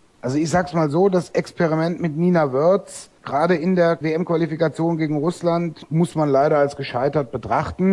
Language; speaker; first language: German; native; German